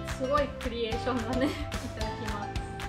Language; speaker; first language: Japanese; non-native, fluent; German